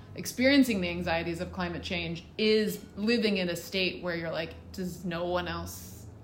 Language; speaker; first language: English; native; English